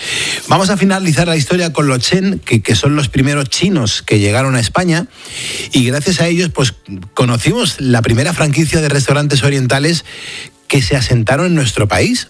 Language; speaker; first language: Spanish; native; Spanish